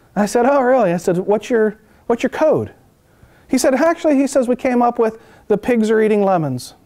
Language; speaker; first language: English; native; English